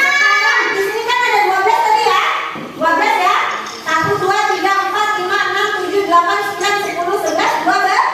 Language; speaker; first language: Indonesian; native; Indonesian